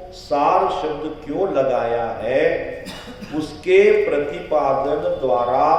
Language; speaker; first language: Hindi; non-native, local second language; Marathi